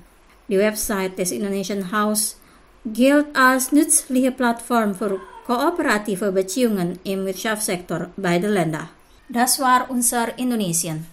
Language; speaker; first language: German; non-native, fluent; Indonesian